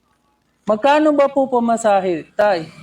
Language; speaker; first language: Filipino; non-native, fluent; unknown